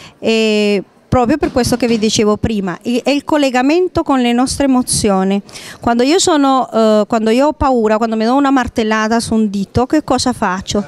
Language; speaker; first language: Italian; non-native, fluent; Spanish